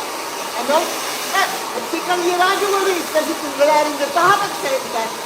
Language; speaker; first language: Dutch; native; Dutch